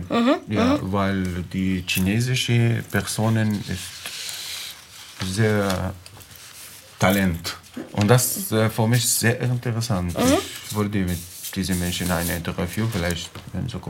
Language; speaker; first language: German; non-native, learner; Arabic